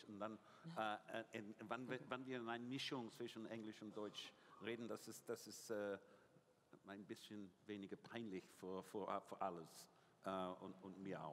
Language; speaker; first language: German; non-native, learner; English